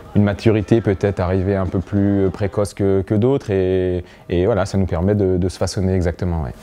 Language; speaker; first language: French; native; French